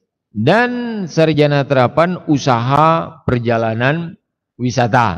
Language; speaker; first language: Indonesian; native; Indonesian